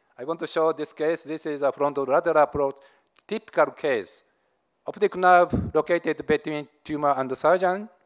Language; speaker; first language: English; non-native, learner; Japanese